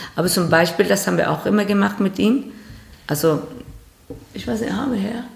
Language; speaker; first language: German; non-native, learner; Swedish